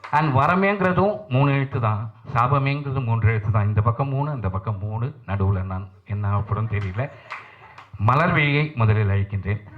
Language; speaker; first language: Tamil; non-native, local second language; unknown